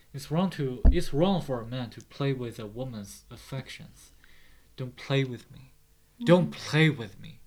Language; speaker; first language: English; non-native, fluent; Chinese